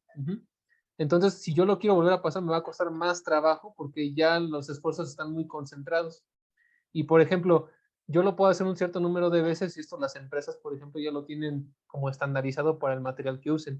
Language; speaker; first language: Spanish; native; Spanish